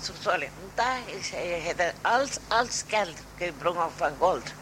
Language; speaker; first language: German; early bilingual, heritage; German